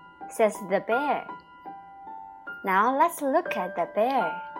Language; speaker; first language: English; non-native, fluent; Chinese